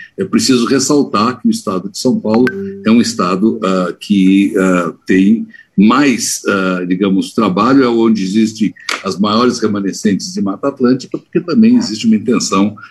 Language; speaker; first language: Portuguese; native; Portuguese